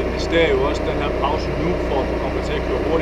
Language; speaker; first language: Danish; native; Danish